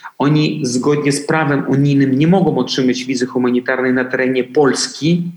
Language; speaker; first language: Polish; non-native, fluent; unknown